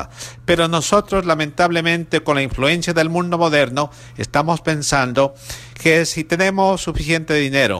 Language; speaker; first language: Spanish; native; Spanish